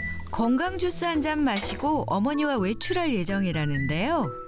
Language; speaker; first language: Korean; native; Korean